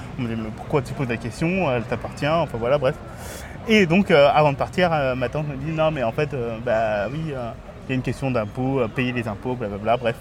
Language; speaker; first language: French; native; French